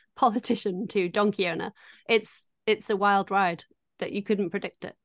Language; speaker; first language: English; native; English